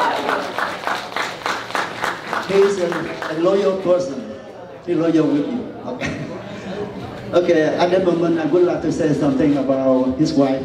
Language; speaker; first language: English; non-native, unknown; Vietnamese